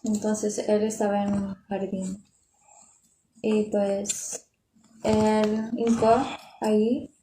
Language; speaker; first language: Spanish; non-native, learner; English